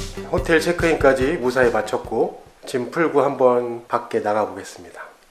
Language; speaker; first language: Korean; native; Korean